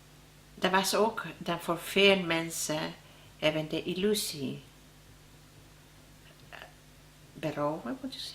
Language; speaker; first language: Dutch; non-native, learner; Spanish